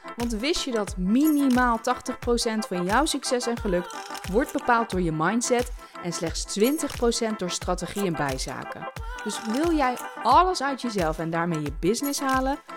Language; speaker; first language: Dutch; early bilingual, other home language; Turkish